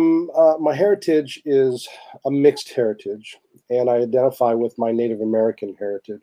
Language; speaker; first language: English; native; English